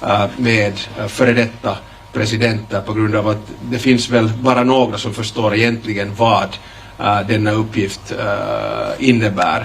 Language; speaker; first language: Swedish; native; Swedish